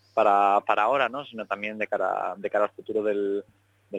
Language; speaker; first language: Spanish; native; Spanish